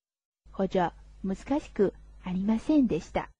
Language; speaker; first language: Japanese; non-native, fluent; Chinese